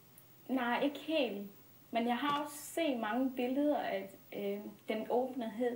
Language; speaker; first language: Danish; non-native, fluent; Burmese